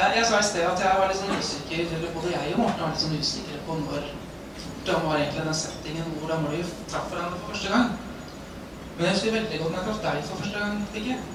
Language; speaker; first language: Norwegian; native; Norwegian